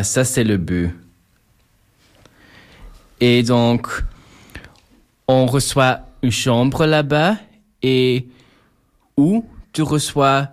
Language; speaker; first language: French; non-native, local second language; Dutch